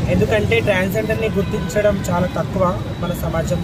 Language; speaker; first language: Telugu; native; Telugu